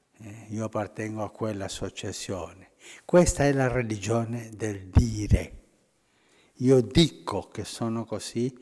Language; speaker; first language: Italian; early bilingual, heritage; Spanish